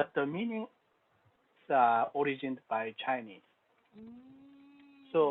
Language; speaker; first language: English; non-native, learner; Korean